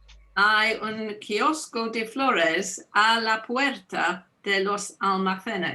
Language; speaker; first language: Spanish; non-native, learner; English